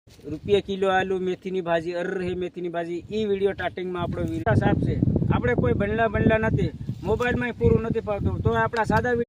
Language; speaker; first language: Gujarati; non-native, local second language; Bhili